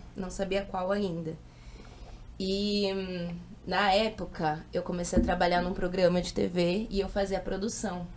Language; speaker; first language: Portuguese; native; Portuguese